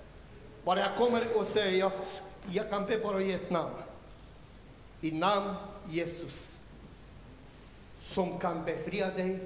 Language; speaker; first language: Swedish; non-native, learner; Romanian